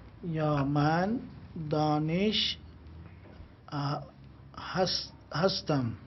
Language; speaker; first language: Persian; non-native, learner; Urdu